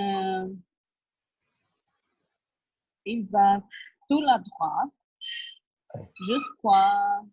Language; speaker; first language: French; non-native, learner; Portuguese